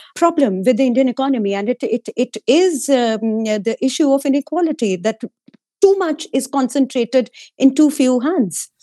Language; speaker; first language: English; non-native, local second language; Hindi